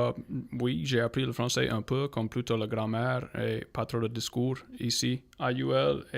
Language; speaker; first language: French; non-native, local second language; English